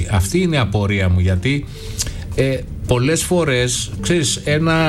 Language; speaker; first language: Greek; native; Greek